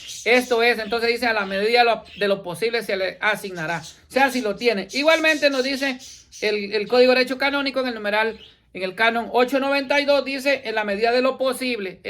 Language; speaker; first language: Spanish; native; Spanish